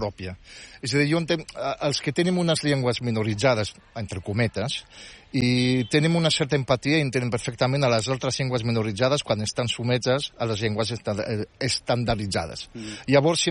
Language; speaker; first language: Catalan; non-native, fluent; Berber languages